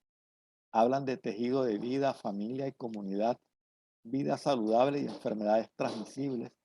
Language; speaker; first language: Spanish; native; Spanish